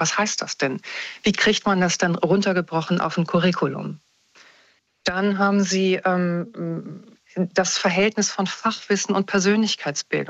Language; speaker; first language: German; native; German